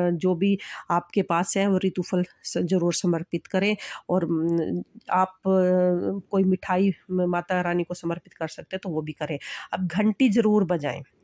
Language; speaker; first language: Hindi; native; Hindi